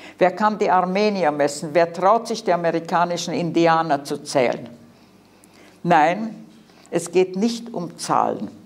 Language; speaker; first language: German; early bilingual, heritage; Hungarian